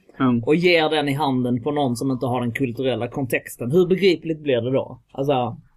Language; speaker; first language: Swedish; early bilingual, other home language; Kurdish